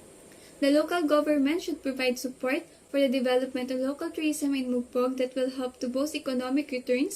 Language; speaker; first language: English; non-native, local second language; Filipino